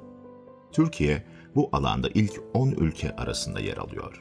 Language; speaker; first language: Turkish; native; Turkish